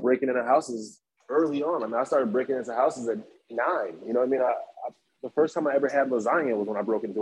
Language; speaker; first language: English; native; English